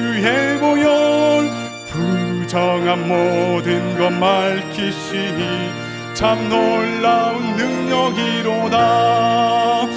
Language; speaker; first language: Korean; native; Korean